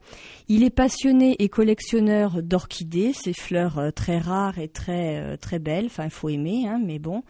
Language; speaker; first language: French; native; French